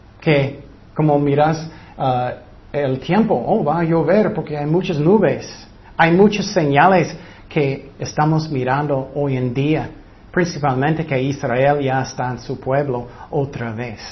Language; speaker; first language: Spanish; non-native, fluent; English